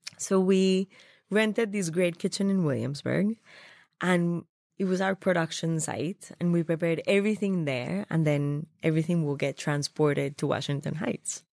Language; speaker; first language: English; non-native, fluent; Spanish